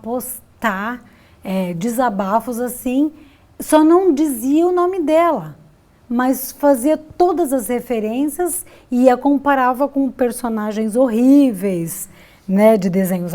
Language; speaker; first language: Portuguese; native; Portuguese